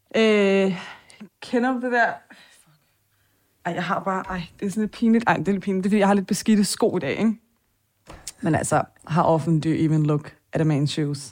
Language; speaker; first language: Danish; early bilingual, other home language; Persian